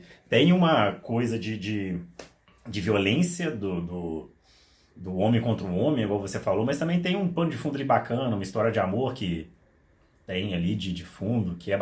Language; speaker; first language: Portuguese; native; Portuguese